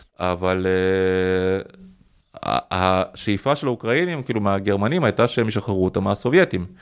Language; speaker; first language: Hebrew; early bilingual, other home language; Russian